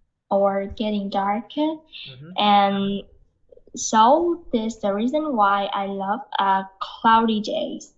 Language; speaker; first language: English; non-native, learner; Vietnamese